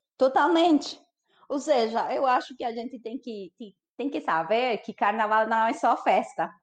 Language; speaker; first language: Portuguese; non-native, fluent; Spanish